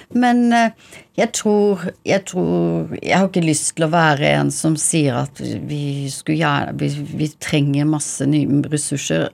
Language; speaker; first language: Norwegian; early bilingual, heritage; English